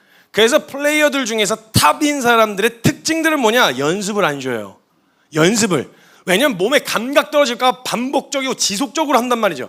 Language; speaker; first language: Korean; native; Korean